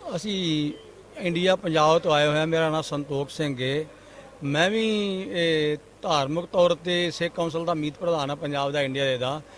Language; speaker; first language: Punjabi; native; Punjabi